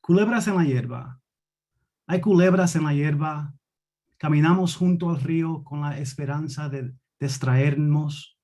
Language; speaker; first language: Spanish; early bilingual, other home language; English